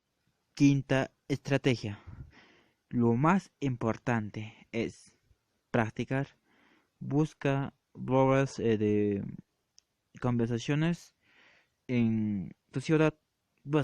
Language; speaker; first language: Spanish; non-native, local second language; Quechua